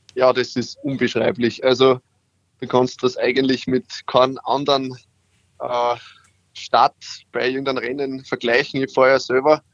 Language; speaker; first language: German; native; German